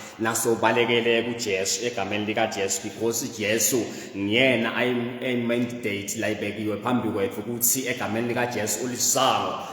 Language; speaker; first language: Zulu; non-native, local second language; Swati